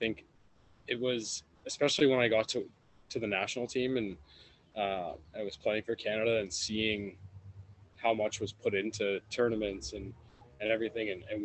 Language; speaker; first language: English; native; English